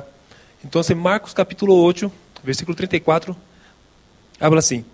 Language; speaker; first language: Spanish; non-native, local second language; Portuguese